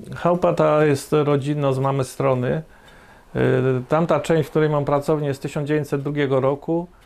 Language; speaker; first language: Polish; native; Polish